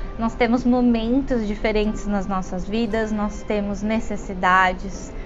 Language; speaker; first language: Portuguese; native; Portuguese